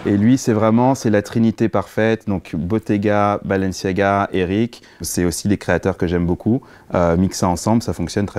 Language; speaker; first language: French; native; French